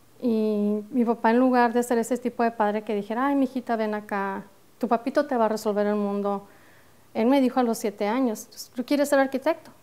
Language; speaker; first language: Spanish; native; Spanish